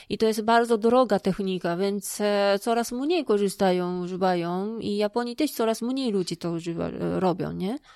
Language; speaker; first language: Polish; non-native, fluent; Japanese